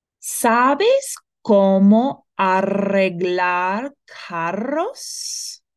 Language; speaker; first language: Spanish; non-native, fluent; English